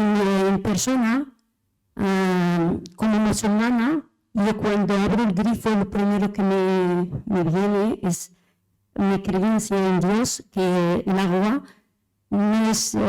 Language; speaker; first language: Spanish; non-native, fluent; Arabic